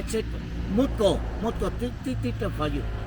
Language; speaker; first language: English; non-native, learner; Vietnamese